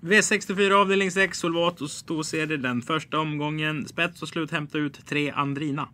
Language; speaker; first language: Swedish; native; Swedish